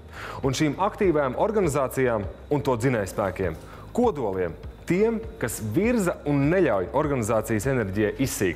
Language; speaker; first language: Latvian; native; Latvian